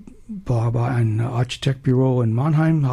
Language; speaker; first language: German; non-native, learner; English